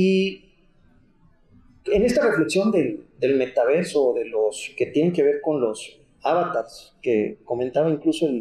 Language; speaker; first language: Spanish; native; Spanish